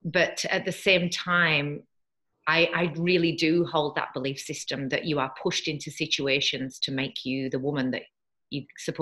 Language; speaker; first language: English; native; English